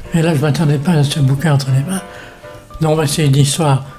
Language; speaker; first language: French; native; French